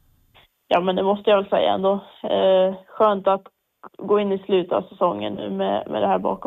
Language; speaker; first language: Swedish; native; Swedish